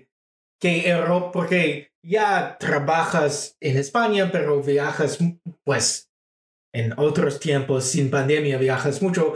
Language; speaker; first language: Spanish; non-native, fluent; English